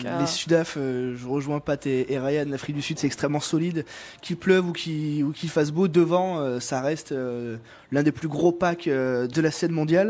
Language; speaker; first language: French; native; French